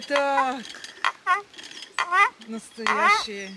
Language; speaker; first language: Russian; non-native, learner; Bulgarian